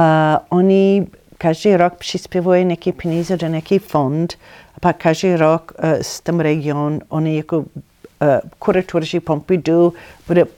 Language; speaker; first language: Czech; non-native, learner; English